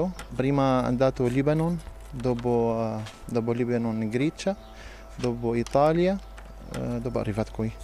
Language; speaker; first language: Italian; non-native, learner; Arabic